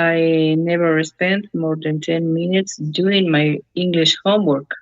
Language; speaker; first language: English; non-native, learner; Spanish